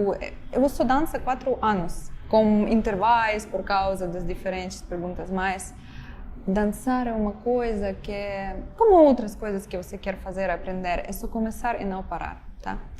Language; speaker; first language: Portuguese; non-native, fluent; Ukrainian